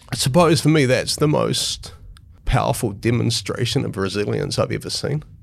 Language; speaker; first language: English; native; English